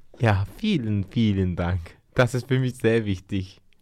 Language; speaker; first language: German; non-native, learner; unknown